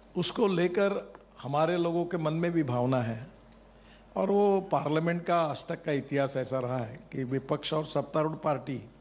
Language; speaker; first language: Hindi; non-native, local second language; Marathi